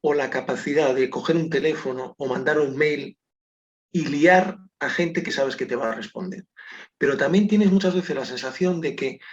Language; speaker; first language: Spanish; non-native, local second language; Galician